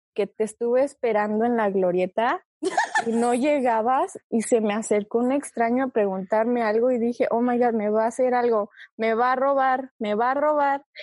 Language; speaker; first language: Spanish; early bilingual, other home language; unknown